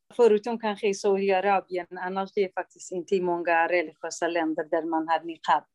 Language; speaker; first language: Swedish; non-native, local second language; Kurdish